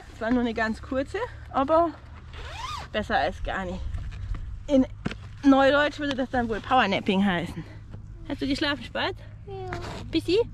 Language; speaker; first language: German; native; German